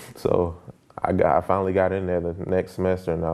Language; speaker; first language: English; native; English